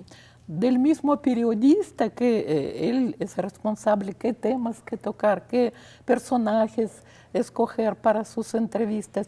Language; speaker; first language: Spanish; non-native, fluent; Russian